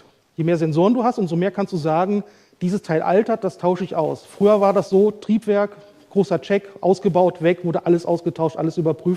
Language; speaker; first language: German; native; German